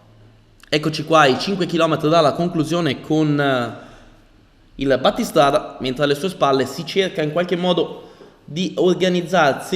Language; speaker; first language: Italian; native; Italian